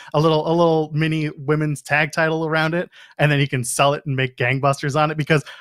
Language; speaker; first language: English; native; English